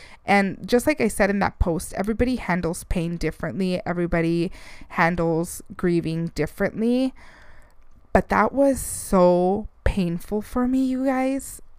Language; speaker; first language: English; early bilingual, other home language; Spanish